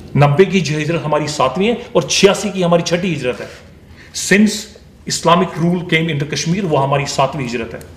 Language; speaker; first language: Hindi; non-native, local second language; Kashmiri